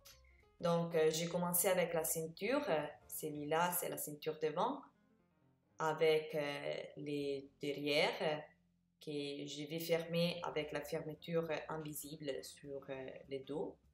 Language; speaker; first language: French; non-native, fluent; Italian